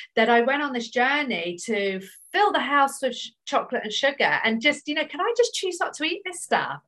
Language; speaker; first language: English; native; English